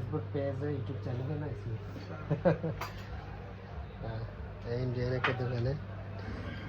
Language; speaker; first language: Hindi; non-native, learner; Bangla